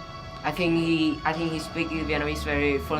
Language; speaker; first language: English; non-native, learner; Vietnamese